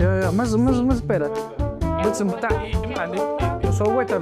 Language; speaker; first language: Portuguese; non-native, learner; Nepali